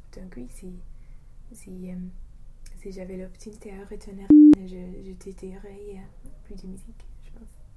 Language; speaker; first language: French; non-native, fluent; English